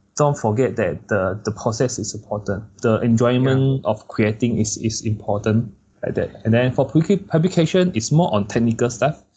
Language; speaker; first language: English; non-native, local second language; Chinese